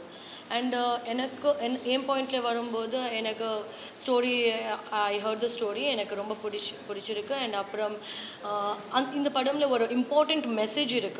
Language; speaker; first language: Tamil; non-native, learner; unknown